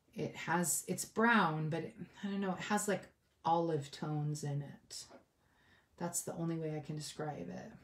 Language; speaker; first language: English; native; English